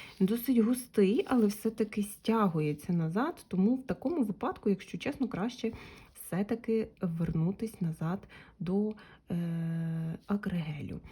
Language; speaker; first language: Ukrainian; non-native, local second language; Russian